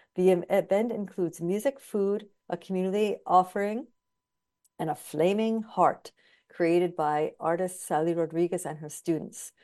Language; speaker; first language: English; native; English